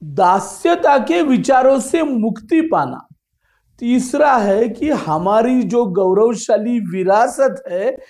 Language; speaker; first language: Hindi; non-native, local second language; Marathi